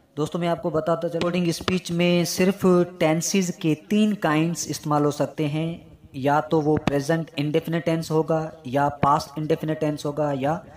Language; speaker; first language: Urdu; non-native, local second language; Sindhi